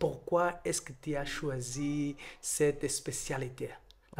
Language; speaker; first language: French; non-native, fluent; Portuguese